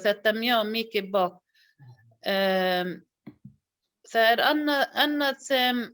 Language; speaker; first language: Icelandic; non-native, learner; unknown